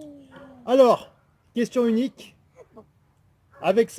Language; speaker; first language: French; native; French